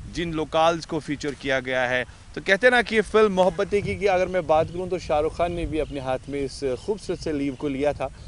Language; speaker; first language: Hindi; non-native, local second language; Kashmiri